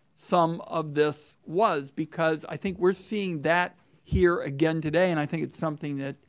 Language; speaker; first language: English; native; English